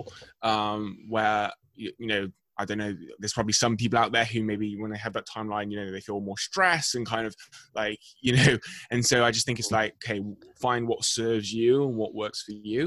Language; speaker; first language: English; native; English